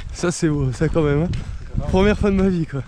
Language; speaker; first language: French; native; French